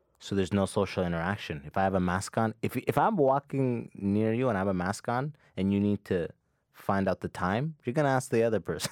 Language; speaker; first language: English; early bilingual, other home language; Arabic